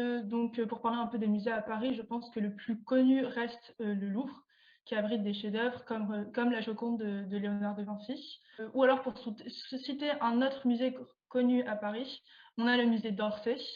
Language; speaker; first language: French; native; French